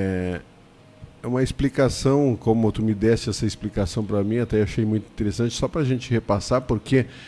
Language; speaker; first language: Portuguese; native; Portuguese